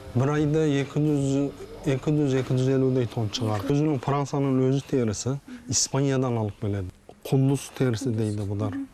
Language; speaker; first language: Kazakh; early bilingual, heritage; Kazakh